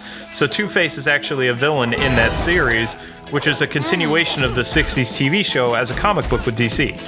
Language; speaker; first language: English; native; English